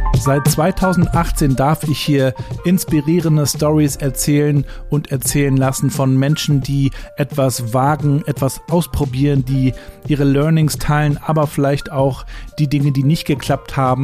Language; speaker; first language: German; native; German